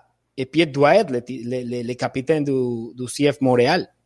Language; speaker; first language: French; non-native, fluent; Spanish